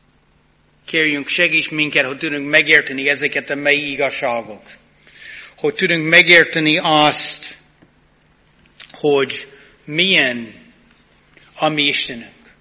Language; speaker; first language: Hungarian; non-native, learner; English